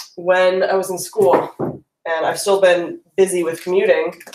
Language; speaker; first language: English; native; English